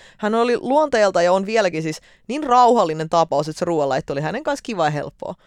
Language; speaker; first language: Finnish; early bilingual, other home language; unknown